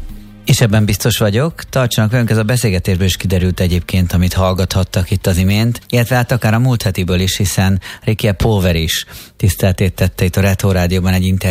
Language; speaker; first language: Hungarian; native; Hungarian